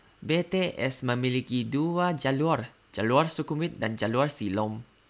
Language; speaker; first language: Indonesian; non-native, learner; Thai